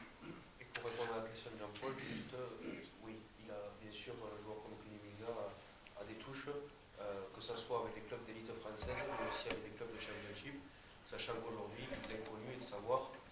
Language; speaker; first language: French; native; French